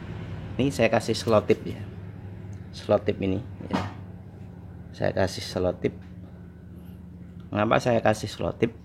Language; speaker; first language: Indonesian; native; Indonesian